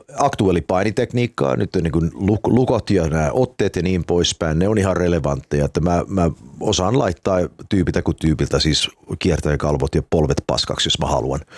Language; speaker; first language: Finnish; early bilingual, heritage; Finnish